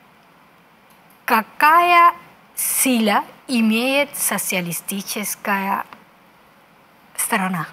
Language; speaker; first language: Russian; non-native, fluent; Spanish